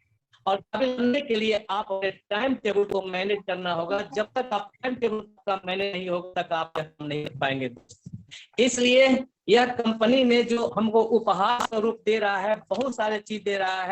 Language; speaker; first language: Hindi; native; Hindi